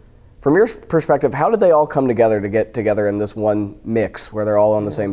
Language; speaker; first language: English; native; English